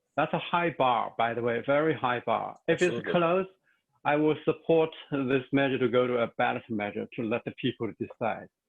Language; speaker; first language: English; non-native, fluent; Chinese